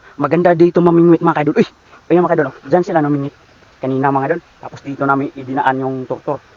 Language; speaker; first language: Filipino; non-native, local second language; Cebuano